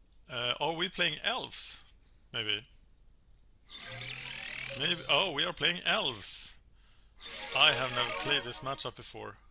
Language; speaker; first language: English; non-native, fluent; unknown